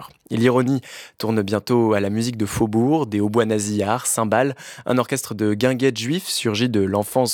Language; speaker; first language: French; native; French